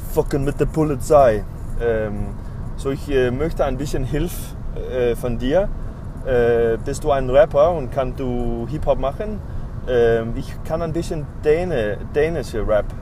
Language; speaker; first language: German; non-native, learner; Danish